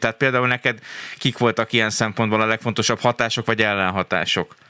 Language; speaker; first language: Hungarian; native; Hungarian